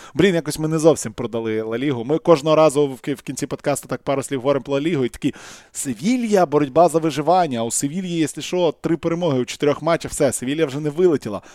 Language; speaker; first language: Ukrainian; non-native, local second language; Russian